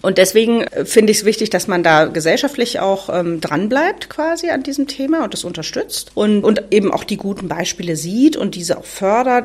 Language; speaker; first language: German; native; German